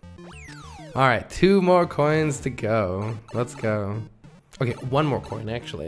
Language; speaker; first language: English; native; English